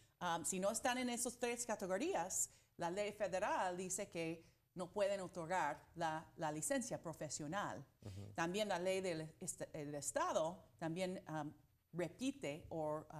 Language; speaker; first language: Spanish; non-native, fluent; English